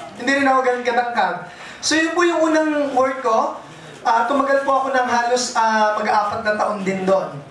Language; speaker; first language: Filipino; non-native, local second language; Bikol